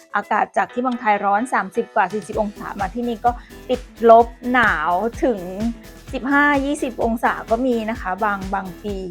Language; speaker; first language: Thai; native; Thai